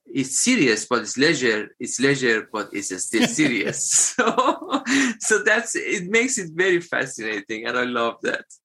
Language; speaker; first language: English; non-native, fluent; Persian